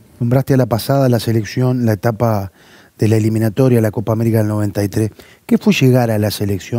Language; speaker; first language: Spanish; native; Spanish